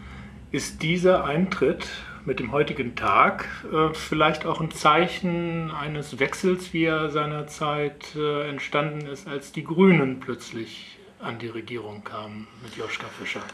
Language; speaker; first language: German; native; German